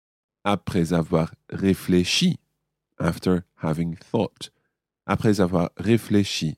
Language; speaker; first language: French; non-native, fluent; English